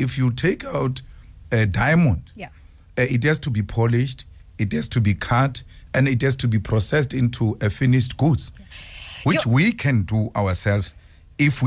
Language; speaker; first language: English; non-native, local second language; Northern Sotho